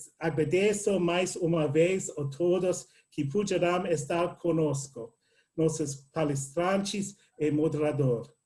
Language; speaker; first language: Portuguese; non-native, learner; English